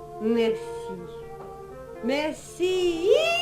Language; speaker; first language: French; non-native, learner; English